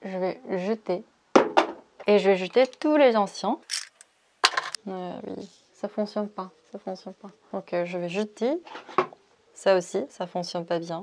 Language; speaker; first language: French; non-native, fluent; Korean